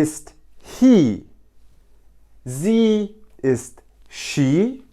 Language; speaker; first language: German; non-native, fluent; Turkish